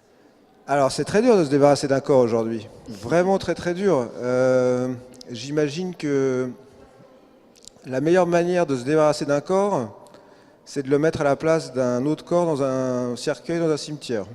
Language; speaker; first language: French; native; French